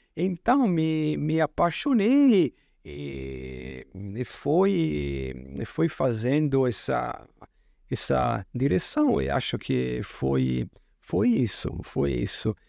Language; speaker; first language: Portuguese; non-native, fluent; Italian